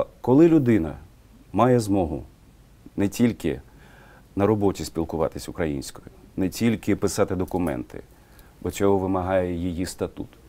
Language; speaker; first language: Ukrainian; non-native, local second language; Russian